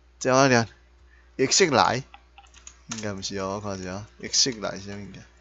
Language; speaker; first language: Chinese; native; Chinese